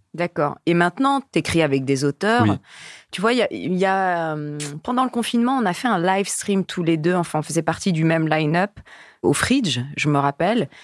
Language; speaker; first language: French; native; French